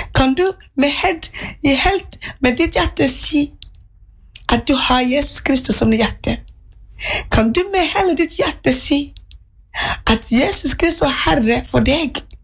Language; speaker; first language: Norwegian; non-native, fluent; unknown